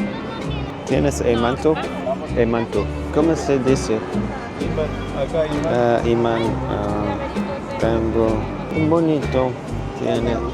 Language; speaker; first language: Spanish; non-native, learner; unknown